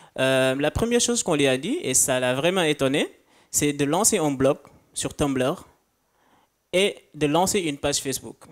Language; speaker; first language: French; non-native, local second language; Wolof